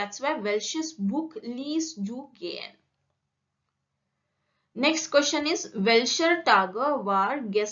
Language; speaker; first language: German; non-native, learner; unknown